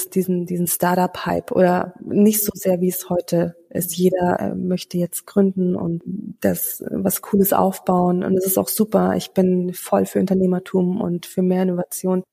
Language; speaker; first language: German; early bilingual, other home language; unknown